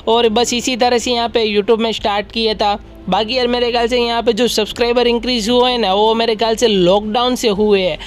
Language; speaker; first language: Hindi; non-native, local second language; Gujarati